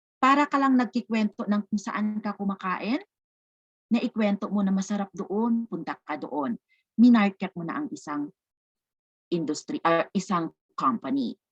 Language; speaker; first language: Filipino; non-native, local second language; Cebuano